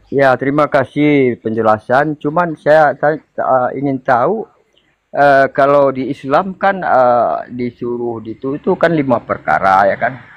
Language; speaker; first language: Indonesian; non-native, local second language; Achinese